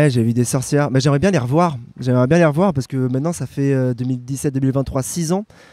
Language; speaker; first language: French; native; French